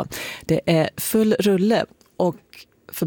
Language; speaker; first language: Swedish; native; Swedish